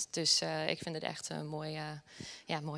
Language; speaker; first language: Dutch; non-native, fluent; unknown